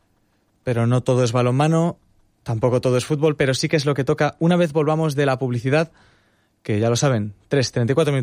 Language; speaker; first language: Spanish; native; Spanish